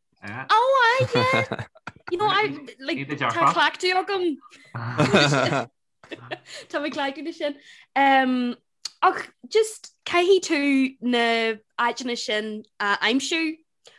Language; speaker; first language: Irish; non-native, local second language; English